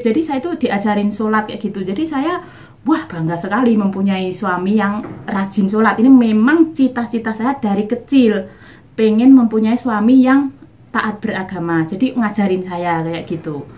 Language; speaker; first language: Indonesian; non-native, local second language; Javanese